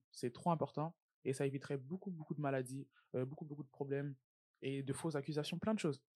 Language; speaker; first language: French; native; French